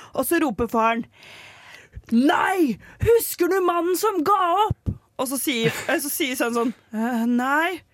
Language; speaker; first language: Norwegian; native; Norwegian